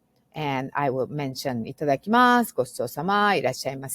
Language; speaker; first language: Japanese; non-native, fluent; English